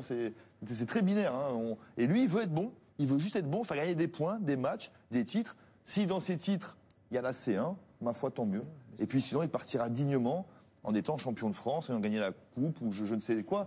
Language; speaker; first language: French; native; French